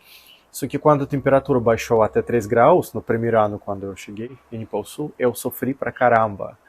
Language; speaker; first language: Portuguese; non-native, fluent; Russian